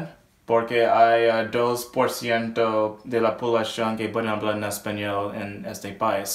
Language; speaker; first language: Spanish; non-native, learner; English